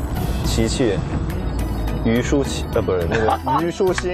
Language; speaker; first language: Chinese; native; Chinese